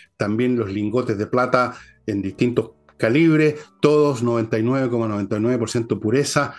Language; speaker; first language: Spanish; native; Spanish